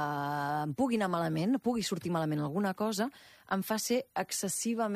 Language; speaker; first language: Catalan; native; Catalan